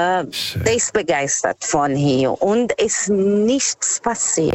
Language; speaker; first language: German; non-native, fluent; Portuguese